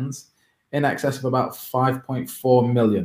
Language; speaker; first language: English; native; English